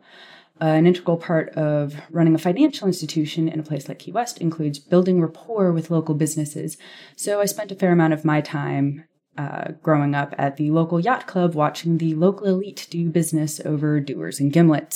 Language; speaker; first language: English; native; English